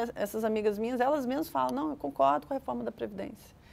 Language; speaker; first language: Portuguese; native; Portuguese